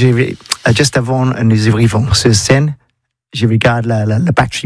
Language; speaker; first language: French; non-native, learner; English